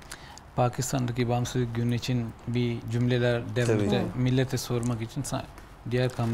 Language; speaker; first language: Turkish; non-native, learner; Urdu